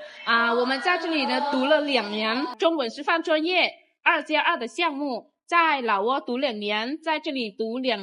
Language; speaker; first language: Chinese; non-native, fluent; Lao